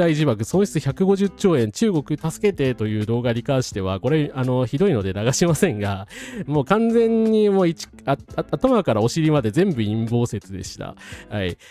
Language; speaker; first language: Japanese; native; Japanese